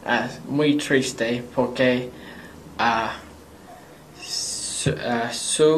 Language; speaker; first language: Spanish; non-native, learner; English